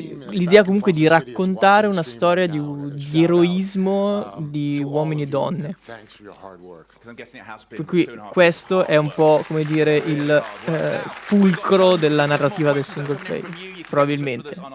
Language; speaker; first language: Italian; native; Italian